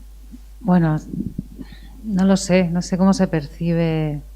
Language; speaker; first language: Spanish; native; Spanish